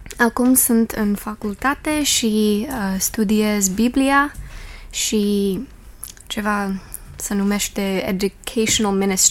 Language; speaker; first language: Romanian; early bilingual, heritage; Romanian